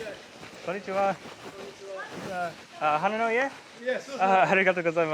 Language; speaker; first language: Japanese; non-native, learner; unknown